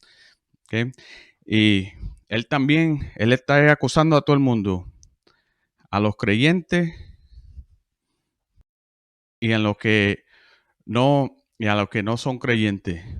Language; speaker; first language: Spanish; early bilingual, heritage; Spanish